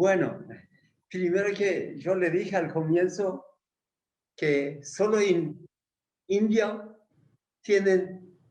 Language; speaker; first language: Spanish; non-native, fluent; Persian